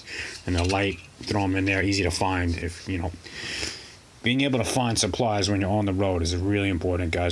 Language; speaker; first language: English; native; English